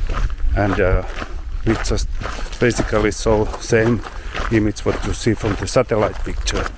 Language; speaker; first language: English; non-native, learner; Finnish